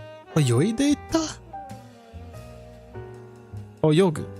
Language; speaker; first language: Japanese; non-native, learner; English